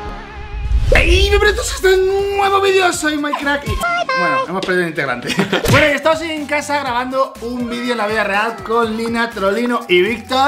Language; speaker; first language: Spanish; native; Spanish